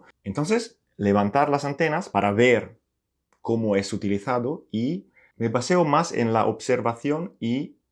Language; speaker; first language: Spanish; non-native, fluent; Italian